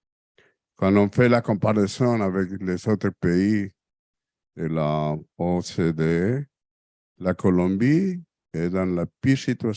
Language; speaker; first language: French; non-native, fluent; Spanish